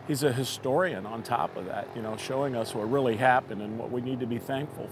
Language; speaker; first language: English; native; English